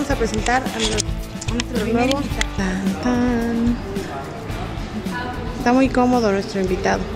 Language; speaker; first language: Spanish; native; Spanish